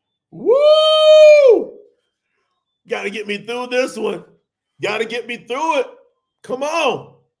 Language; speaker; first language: English; native; English